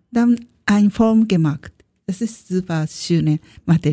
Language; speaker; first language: German; non-native, learner; Japanese